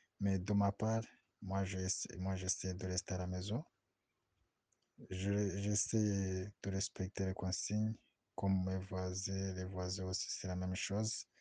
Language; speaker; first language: French; non-native, local second language; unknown